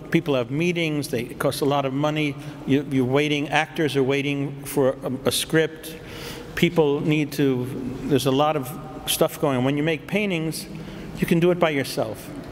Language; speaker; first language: English; native; English